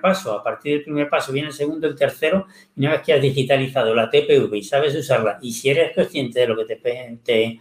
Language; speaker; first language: Spanish; native; Spanish